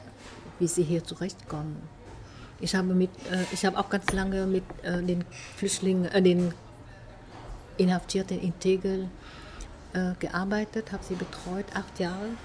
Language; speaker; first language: German; non-native, fluent; Vietnamese